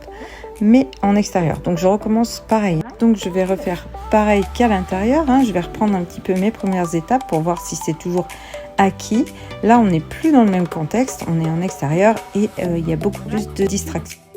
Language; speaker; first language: French; native; French